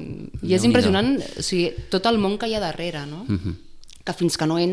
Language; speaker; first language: Catalan; native; Catalan